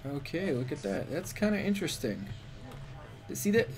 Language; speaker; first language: English; native; English